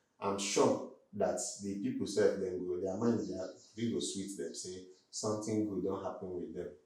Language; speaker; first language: Nigerian Pidgin; non-native, local second language; Igbo